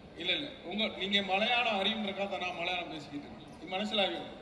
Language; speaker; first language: Tamil; native; Tamil